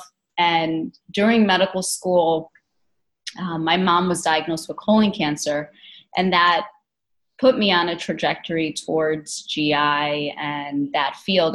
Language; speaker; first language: English; native; English